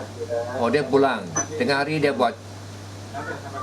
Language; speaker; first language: Malay; native; Malay